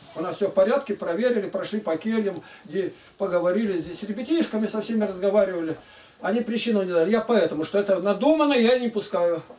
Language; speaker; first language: Russian; native; Russian